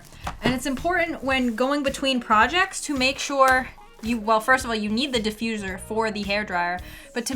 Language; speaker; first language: English; native; English